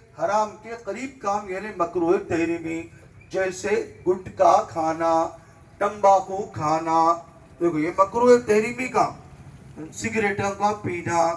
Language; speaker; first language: Urdu; native; Urdu